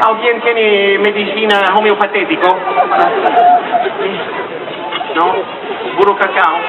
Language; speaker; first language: Spanish; non-native, fluent; Italian